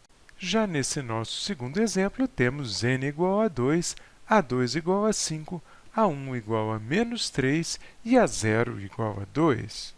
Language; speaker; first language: Portuguese; native; Portuguese